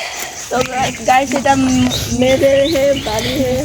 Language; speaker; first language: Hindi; non-native, learner; Bangla